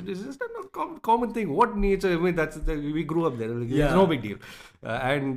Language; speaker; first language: English; non-native, local second language; Tamil